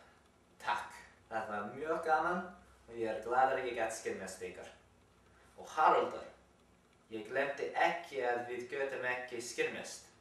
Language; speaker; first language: Icelandic; non-native, learner; English